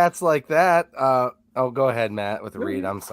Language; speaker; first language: English; native; English